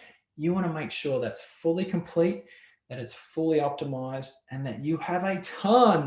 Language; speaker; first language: English; native; English